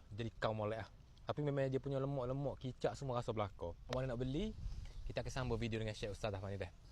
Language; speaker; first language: Malay; native; Malay